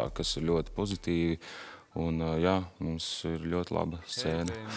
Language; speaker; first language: Latvian; native; Latvian